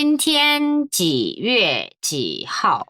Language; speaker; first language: Chinese; non-native, fluent; Korean